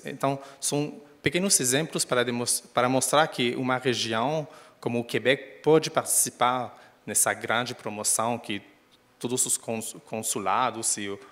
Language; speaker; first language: Portuguese; non-native, fluent; French